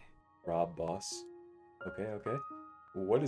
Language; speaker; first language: English; native; English